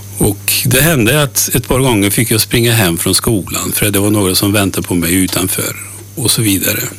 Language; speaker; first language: Swedish; early bilingual, other home language; Turkish